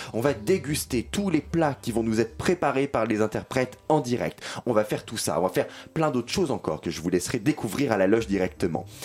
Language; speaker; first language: French; native; French